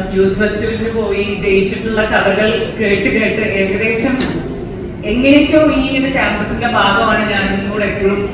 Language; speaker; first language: Malayalam; native; Malayalam